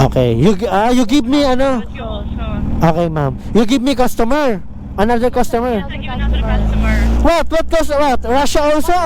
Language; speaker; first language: English; non-native, learner; Filipino